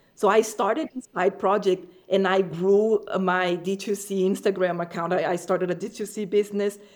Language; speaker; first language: English; non-native, fluent; Portuguese